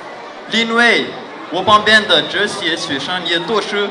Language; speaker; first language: Chinese; non-native, fluent; Malagasy